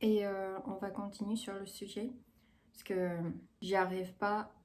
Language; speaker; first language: French; non-native, fluent; Chinese